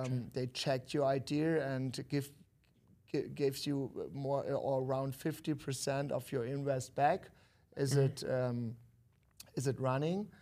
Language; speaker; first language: English; non-native, learner; German